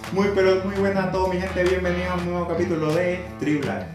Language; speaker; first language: Spanish; native; Spanish